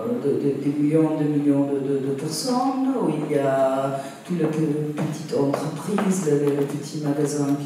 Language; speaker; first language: French; non-native, fluent; Italian